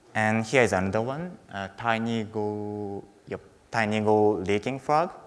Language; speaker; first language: English; non-native, fluent; Japanese